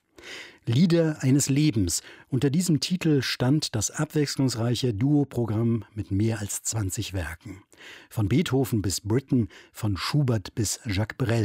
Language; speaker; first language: German; native; German